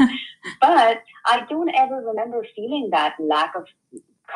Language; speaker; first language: English; non-native, local second language; Hindi